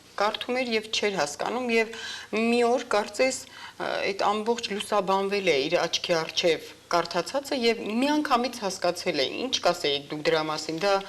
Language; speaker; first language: Armenian; native; Armenian